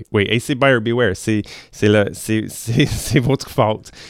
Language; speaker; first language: French; non-native, local second language; English